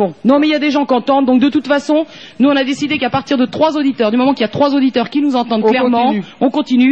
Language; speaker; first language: French; native; French